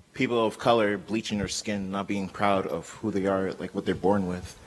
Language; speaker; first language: English; native; English